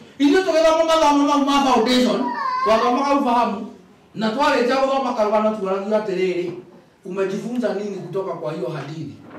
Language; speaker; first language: Swahili; non-native, local second language; Kikuyu